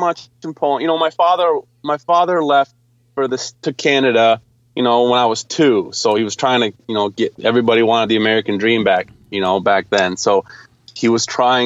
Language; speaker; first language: English; early bilingual, other home language; Polish